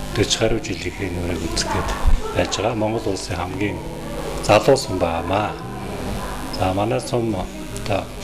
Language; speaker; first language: Mongolian; native; Mongolian